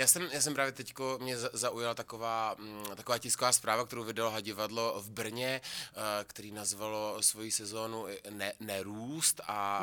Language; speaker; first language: Czech; native; Czech